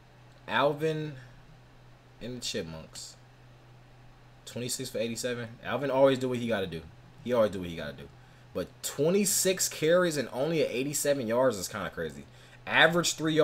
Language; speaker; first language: English; native; English